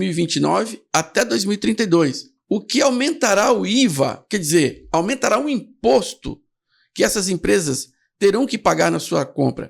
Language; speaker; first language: Portuguese; native; Portuguese